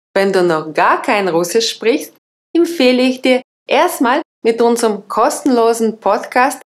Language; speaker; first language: German; non-native, fluent; Russian